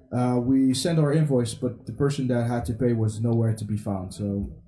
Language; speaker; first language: English; early bilingual, heritage; English